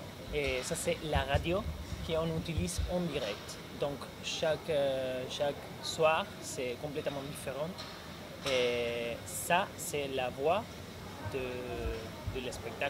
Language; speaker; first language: French; non-native, learner; Spanish